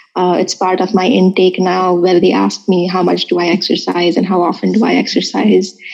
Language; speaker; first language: English; non-native, local second language; Marathi